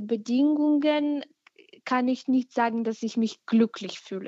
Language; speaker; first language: German; non-native, fluent; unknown